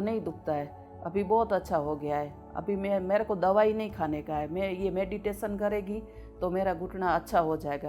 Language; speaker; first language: Hindi; non-native, local second language; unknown